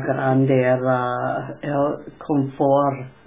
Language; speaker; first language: Italian; non-native, local second language; German